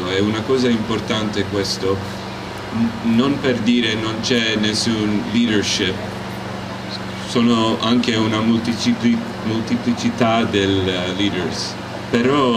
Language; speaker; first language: Italian; non-native, learner; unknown